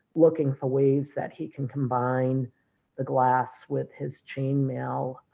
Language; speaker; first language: English; native; English